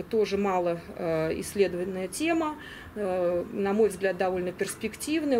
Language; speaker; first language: Russian; native; Russian